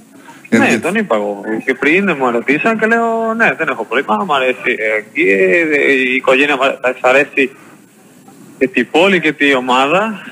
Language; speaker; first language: Greek; non-native, learner; Spanish